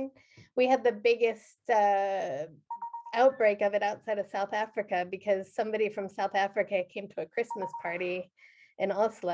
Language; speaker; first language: English; native; English